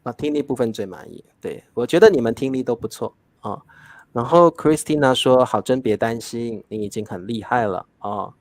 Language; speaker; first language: Chinese; native; Chinese